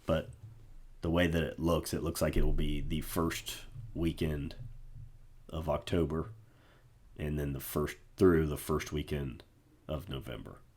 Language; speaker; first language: English; native; English